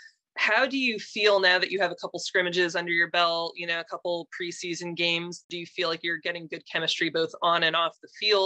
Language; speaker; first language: English; native; English